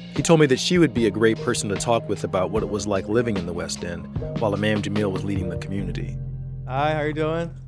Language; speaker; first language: English; native; English